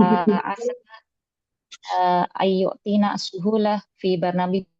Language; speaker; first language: Arabic; non-native, learner; Indonesian